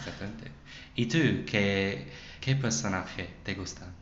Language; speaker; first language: Spanish; non-native, learner; English